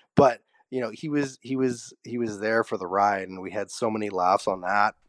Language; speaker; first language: English; native; English